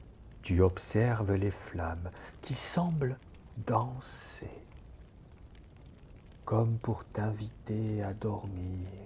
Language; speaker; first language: French; native; French